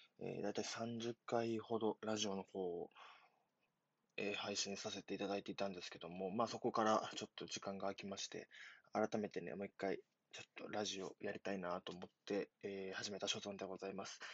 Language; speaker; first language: Japanese; native; Japanese